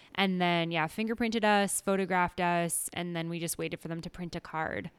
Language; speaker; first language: English; native; English